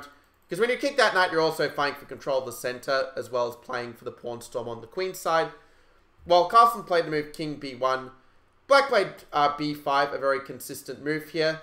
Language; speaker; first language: English; native; English